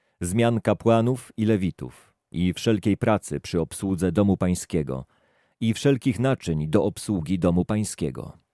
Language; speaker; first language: Polish; native; Polish